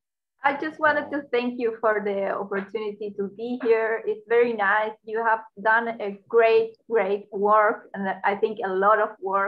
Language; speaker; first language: English; non-native, learner; Spanish